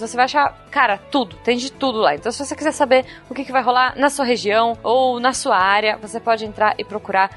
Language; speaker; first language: Portuguese; native; Portuguese